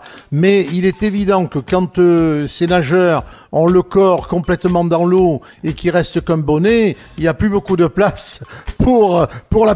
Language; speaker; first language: French; native; French